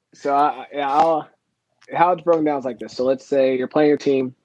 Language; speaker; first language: English; native; English